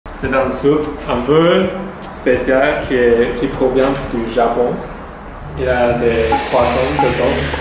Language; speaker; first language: French; non-native, learner; Chinese